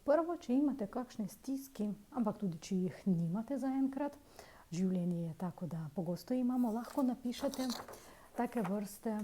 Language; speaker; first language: Slovenian; non-native, fluent; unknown